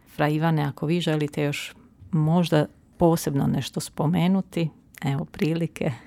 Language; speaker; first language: Croatian; native; Croatian